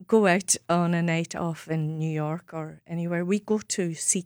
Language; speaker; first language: English; non-native, local second language; Irish